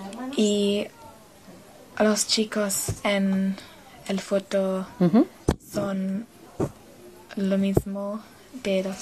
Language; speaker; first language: Spanish; non-native, learner; English